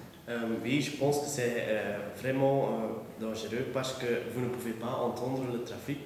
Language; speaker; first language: French; non-native, learner; Dutch